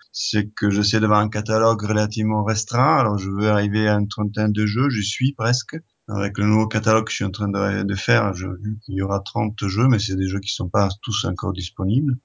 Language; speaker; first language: French; non-native, fluent; Italian